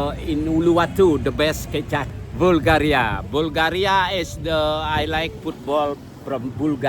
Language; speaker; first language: English; non-native, learner; Indonesian